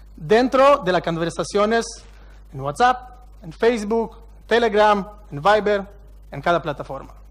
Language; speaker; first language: Spanish; non-native, fluent; Hebrew